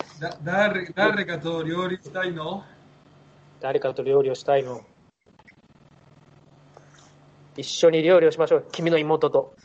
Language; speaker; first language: Japanese; non-native, fluent; Spanish